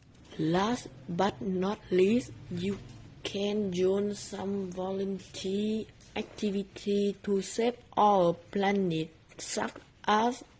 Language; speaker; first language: English; non-native, learner; Vietnamese